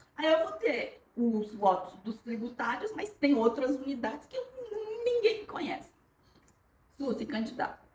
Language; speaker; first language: Portuguese; early bilingual, other home language; Korean